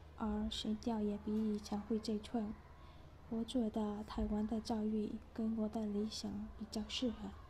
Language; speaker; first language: Chinese; non-native, learner; Burmese